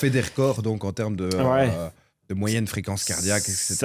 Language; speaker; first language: French; native; French